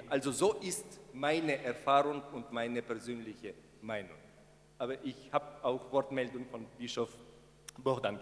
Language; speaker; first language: German; non-native, fluent; Ukrainian